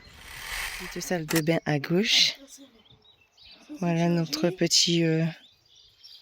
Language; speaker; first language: French; native; French